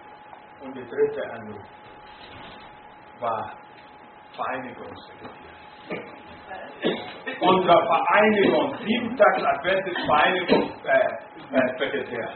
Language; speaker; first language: German; non-native, fluent; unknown